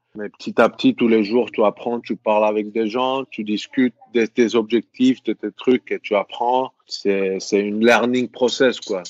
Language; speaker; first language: French; non-native, fluent; Greek